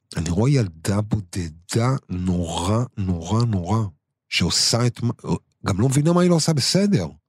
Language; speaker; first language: Hebrew; native; Hebrew